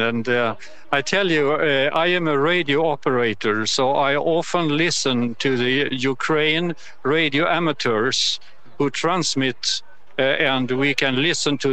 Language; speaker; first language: English; non-native, learner; Swedish